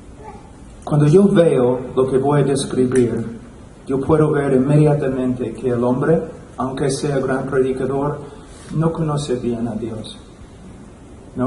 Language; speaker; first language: Spanish; non-native, fluent; English